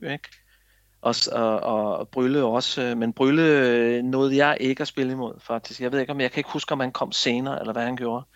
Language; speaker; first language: Danish; native; Danish